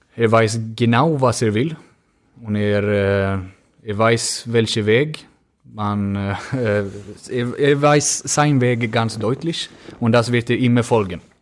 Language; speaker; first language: German; non-native, fluent; Swedish